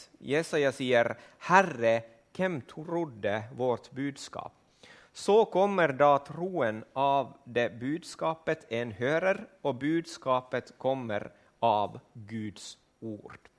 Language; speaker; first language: Norwegian; non-native, fluent; Finnish